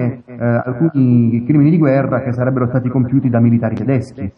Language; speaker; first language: Italian; native; Italian